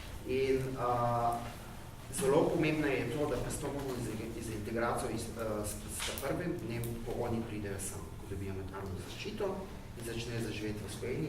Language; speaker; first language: Slovenian; early bilingual, heritage; Arabic